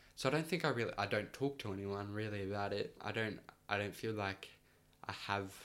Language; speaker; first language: English; early bilingual, other home language; Spanish